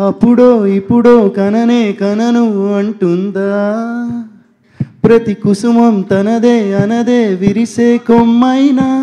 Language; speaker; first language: Telugu; native; Telugu